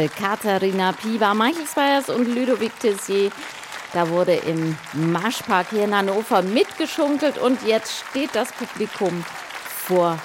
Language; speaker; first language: German; native; German